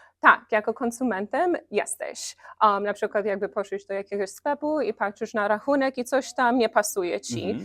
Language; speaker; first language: Polish; early bilingual, heritage; Polish